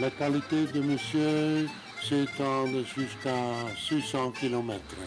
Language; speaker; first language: French; non-native, learner; Dutch